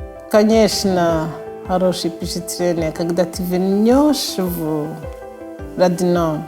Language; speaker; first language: Russian; non-native, fluent; Kinyarwanda